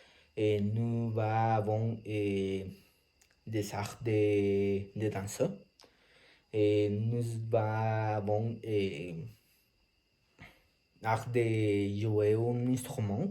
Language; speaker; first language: French; non-native, learner; Spanish